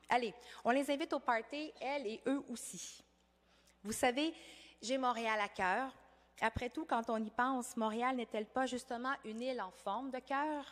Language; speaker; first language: French; native; French